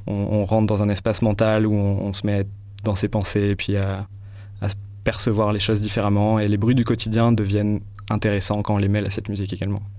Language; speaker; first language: French; native; French